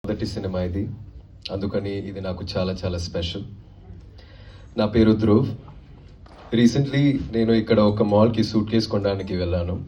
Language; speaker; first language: Telugu; non-native, learner; Tamil